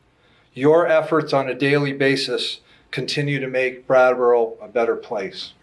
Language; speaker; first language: English; native; English